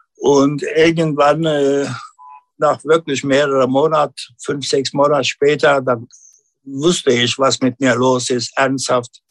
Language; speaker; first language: German; non-native, learner; Turkish